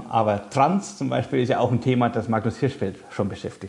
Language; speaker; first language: German; native; German